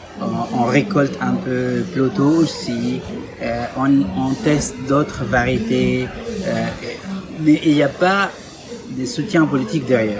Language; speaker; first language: French; non-native, fluent; Arabic